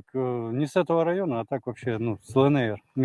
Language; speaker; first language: Russian; native; Russian